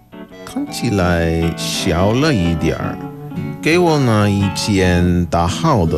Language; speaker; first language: Chinese; non-native, learner; English